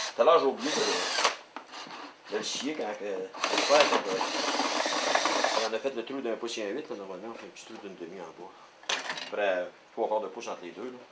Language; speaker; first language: French; native; French